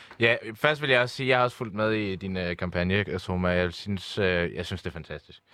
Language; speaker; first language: Danish; early bilingual, other home language; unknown